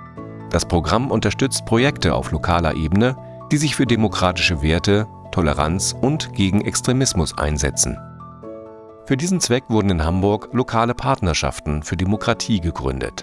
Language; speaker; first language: German; native; German